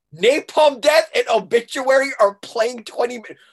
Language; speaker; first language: English; non-native, local second language; Urdu